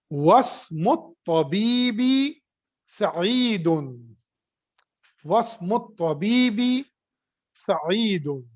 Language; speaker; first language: Arabic; non-native, fluent; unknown